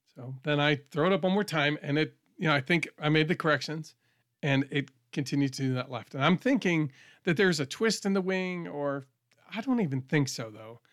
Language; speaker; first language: English; native; English